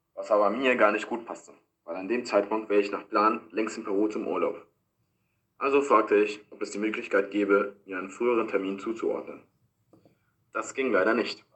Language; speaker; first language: German; non-native, fluent; Spanish